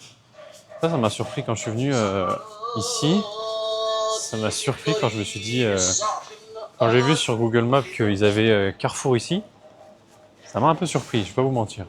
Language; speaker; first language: French; native; French